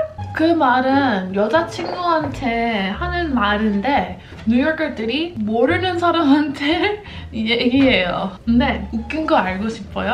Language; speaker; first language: Korean; non-native, fluent; English